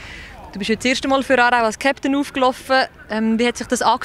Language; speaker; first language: German; native; German